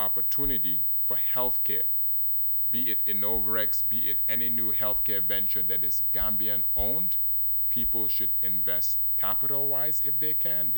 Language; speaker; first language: English; non-native, local second language; Wolof